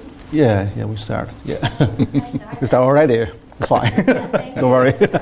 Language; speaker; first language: English; non-native, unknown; Chinese